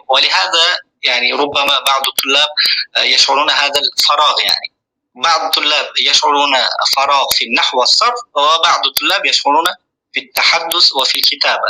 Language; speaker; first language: Arabic; non-native, fluent; Uzbek